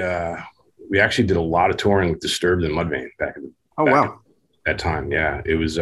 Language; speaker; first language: English; native; English